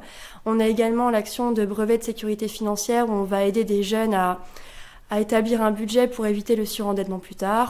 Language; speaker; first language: French; native; French